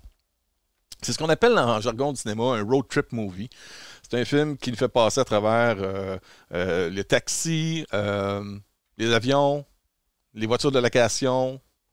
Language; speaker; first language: French; native; French